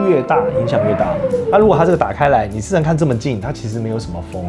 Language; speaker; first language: Chinese; native; Chinese